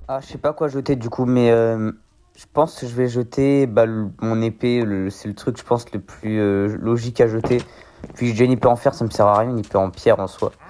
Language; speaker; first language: French; native; French